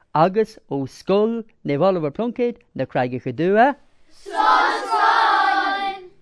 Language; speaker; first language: Irish; non-native, local second language; English